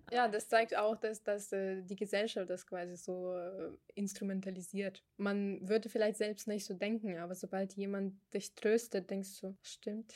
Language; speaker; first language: German; non-native, fluent; Ukrainian